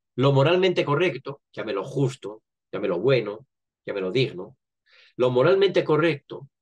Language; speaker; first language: Spanish; native; Spanish